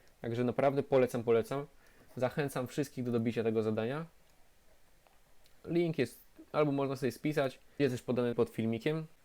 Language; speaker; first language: Polish; native; Polish